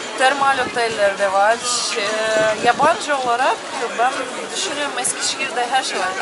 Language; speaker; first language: Turkish; non-native, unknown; Russian